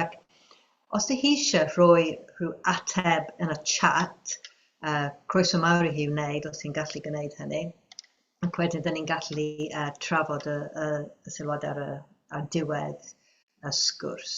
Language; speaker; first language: Welsh; non-native, fluent; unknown